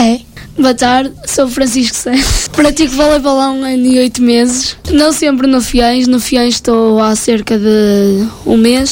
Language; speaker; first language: Portuguese; native; Portuguese